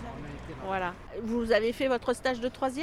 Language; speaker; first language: French; native; French